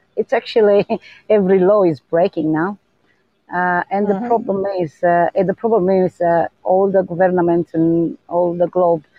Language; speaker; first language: English; non-native, learner; Romanian